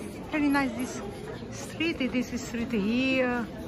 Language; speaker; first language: English; non-native, learner; Portuguese